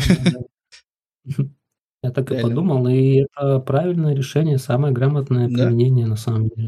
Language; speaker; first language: Russian; native; Russian